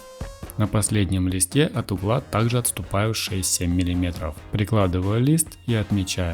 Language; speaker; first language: Russian; native; Russian